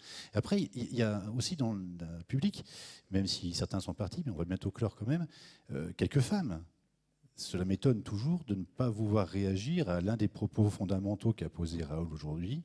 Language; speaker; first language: French; native; French